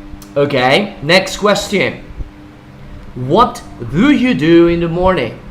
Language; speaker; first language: English; non-native, fluent; Spanish